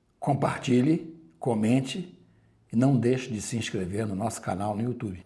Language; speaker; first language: Portuguese; native; Portuguese